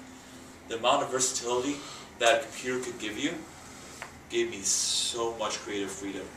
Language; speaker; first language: English; native; English